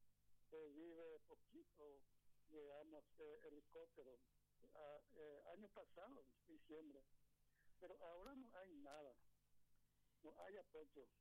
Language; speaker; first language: Spanish; non-native, local second language; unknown